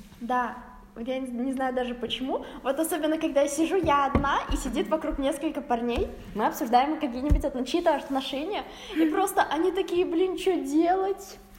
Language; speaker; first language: Russian; native; Russian